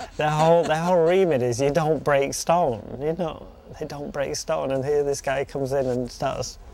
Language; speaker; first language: English; native; English